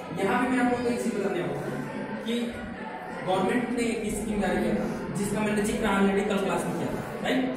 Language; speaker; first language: Hindi; native; Hindi